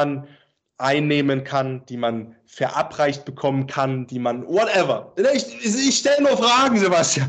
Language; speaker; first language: German; native; German